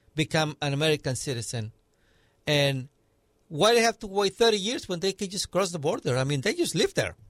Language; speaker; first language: English; non-native, fluent; Spanish